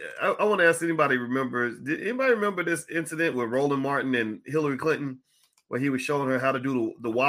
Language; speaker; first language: English; native; English